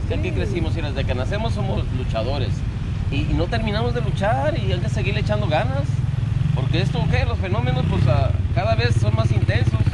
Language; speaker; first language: Spanish; native; Spanish